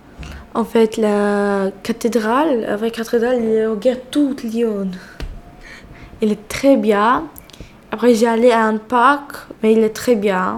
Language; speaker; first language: French; non-native, learner; Albanian